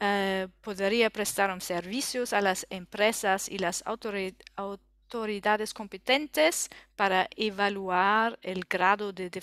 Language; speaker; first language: Spanish; non-native, learner; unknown